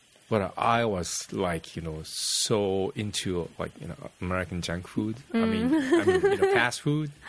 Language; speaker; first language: English; non-native, fluent; Japanese